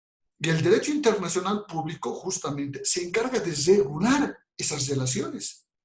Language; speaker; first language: Spanish; native; Spanish